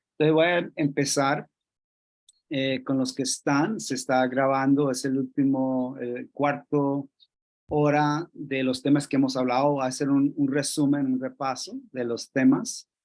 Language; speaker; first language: Spanish; non-native, fluent; English